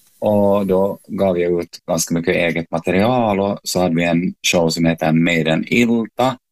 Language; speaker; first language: Swedish; native; Swedish